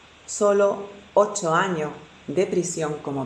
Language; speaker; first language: Spanish; native; Spanish